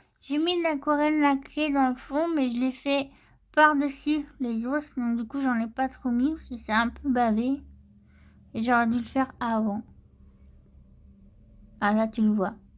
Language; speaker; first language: French; native; French